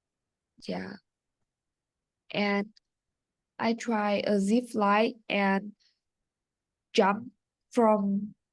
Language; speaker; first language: English; non-native, learner; Vietnamese